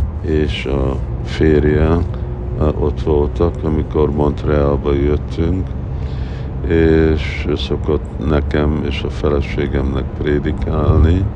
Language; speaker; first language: Hungarian; early bilingual, heritage; Hungarian